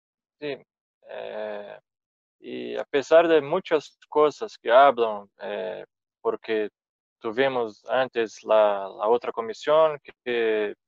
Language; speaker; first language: Spanish; non-native, fluent; Portuguese